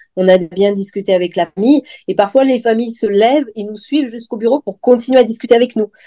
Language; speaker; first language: French; native; French